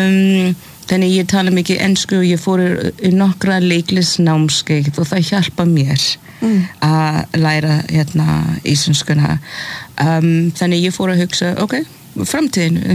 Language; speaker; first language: Icelandic; non-native, fluent; English